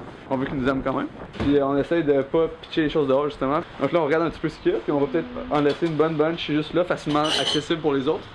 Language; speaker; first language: French; native; French